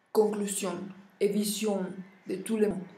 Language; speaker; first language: French; non-native, learner; Spanish